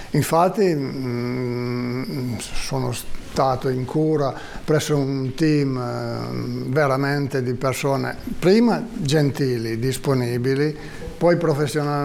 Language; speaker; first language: Italian; native; Italian